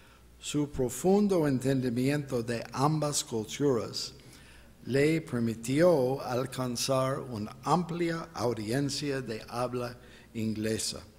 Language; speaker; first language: Spanish; non-native, fluent; English